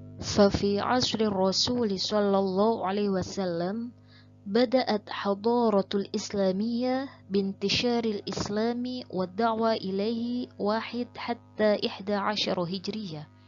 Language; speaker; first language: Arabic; non-native, fluent; Indonesian